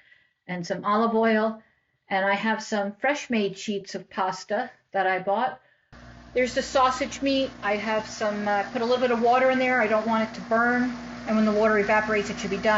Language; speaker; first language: English; native; English